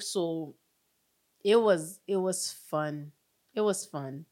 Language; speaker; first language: English; non-native, local second language; French